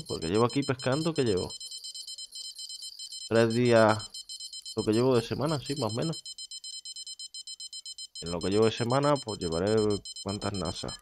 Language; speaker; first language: Spanish; native; Spanish